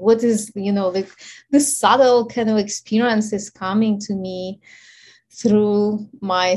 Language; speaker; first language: English; non-native, fluent; Ukrainian